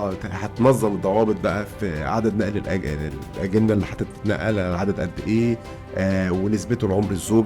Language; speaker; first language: Arabic; native; Arabic